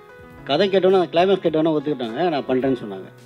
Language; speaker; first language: Tamil; native; Tamil